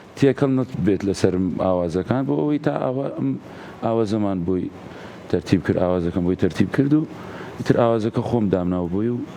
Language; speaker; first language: Central Kurdish; non-native, local second language; Southern Kurdish